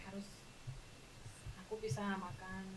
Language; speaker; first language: Indonesian; non-native, learner; Russian